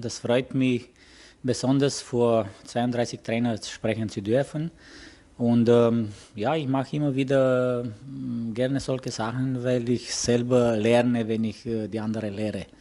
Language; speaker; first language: German; non-native, fluent; Romanian